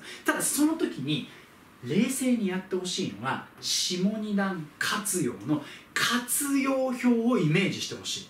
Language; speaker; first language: Japanese; native; Japanese